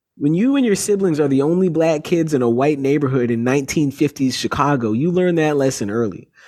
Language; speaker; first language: English; native; English